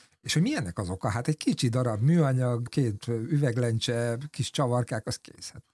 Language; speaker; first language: Hungarian; native; Hungarian